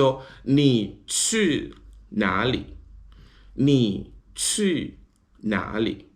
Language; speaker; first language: Chinese; non-native, learner; English